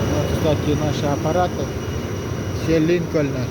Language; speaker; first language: Russian; non-native, local second language; Kyrgyz